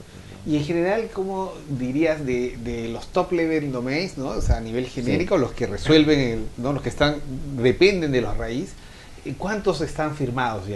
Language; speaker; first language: Spanish; native; Spanish